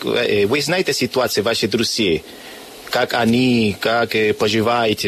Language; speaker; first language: Russian; non-native, learner; Spanish